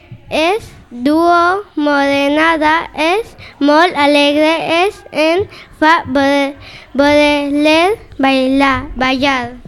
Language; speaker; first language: Catalan; non-native, learner; Spanish